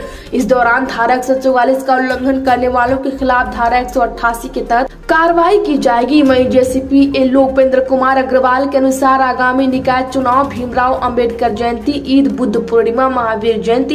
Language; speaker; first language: Hindi; native; Hindi